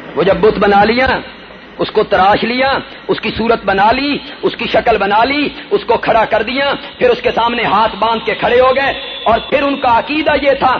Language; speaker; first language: Urdu; non-native, local second language; Punjabi